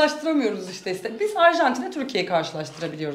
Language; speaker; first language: Turkish; native; Turkish